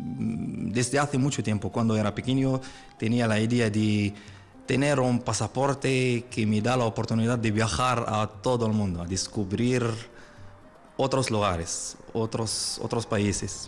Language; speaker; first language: Spanish; non-native, fluent; Arabic